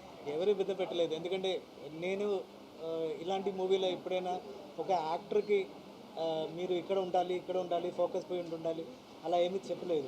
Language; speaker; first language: Telugu; non-native, fluent; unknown